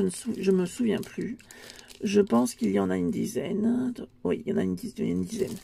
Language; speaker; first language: French; native; French